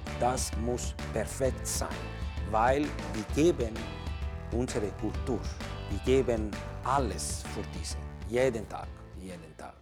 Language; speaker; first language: German; non-native, learner; Italian